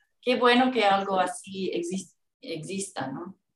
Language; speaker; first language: Spanish; non-native, fluent; English